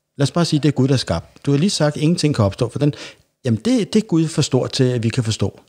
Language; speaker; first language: Danish; native; Danish